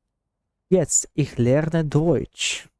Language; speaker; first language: German; non-native, learner; Russian